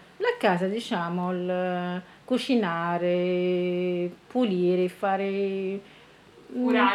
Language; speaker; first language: Italian; non-native, learner; Arabic